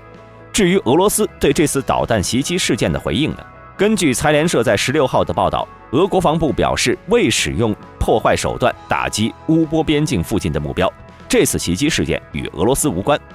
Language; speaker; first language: Chinese; native; Chinese